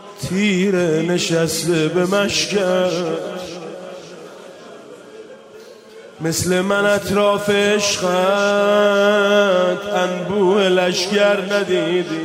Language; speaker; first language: Persian; native; Persian